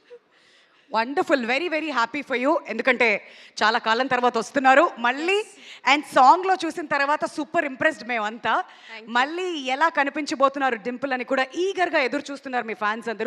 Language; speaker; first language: Telugu; native; Telugu